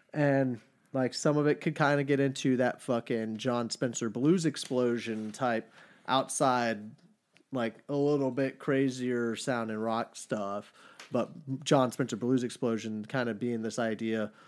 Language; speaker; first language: English; native; English